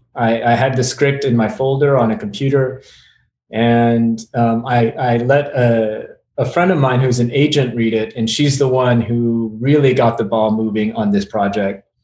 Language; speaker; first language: English; native; English